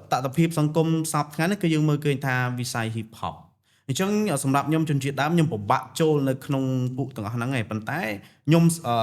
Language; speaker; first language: Khmer; non-native, local second language; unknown